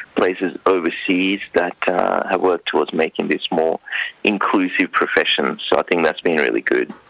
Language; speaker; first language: English; non-native, local second language; Sinhala